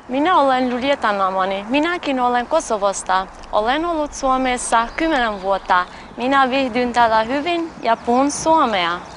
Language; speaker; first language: Finnish; non-native, fluent; Albanian